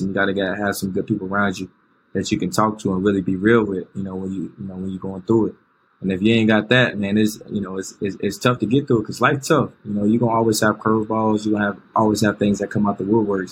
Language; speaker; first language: English; native; English